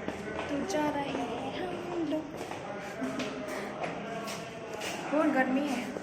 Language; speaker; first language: Hindi; non-native, local second language; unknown